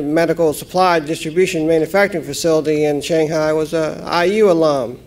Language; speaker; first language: English; native; English